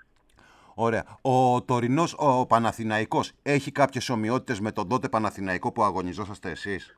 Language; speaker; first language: Greek; native; Greek